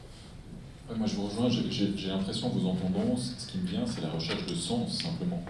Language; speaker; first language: French; native; French